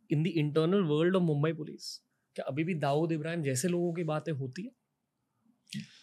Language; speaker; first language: Hindi; native; Hindi